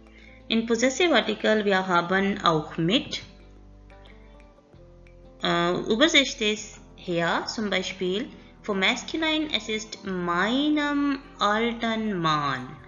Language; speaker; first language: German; non-native, learner; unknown